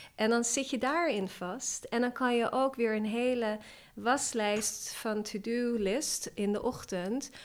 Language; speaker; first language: Dutch; non-native, fluent; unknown